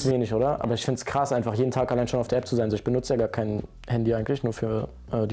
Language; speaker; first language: German; native; German